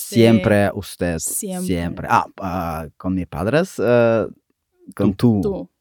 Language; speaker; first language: Spanish; non-native, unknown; Russian